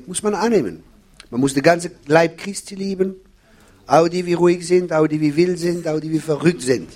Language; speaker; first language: German; non-native, fluent; French